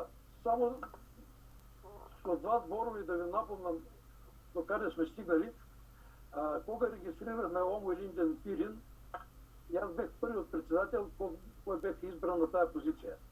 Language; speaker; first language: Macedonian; early bilingual, heritage; Macedonian